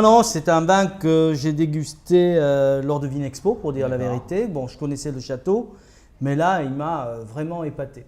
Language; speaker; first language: French; native; French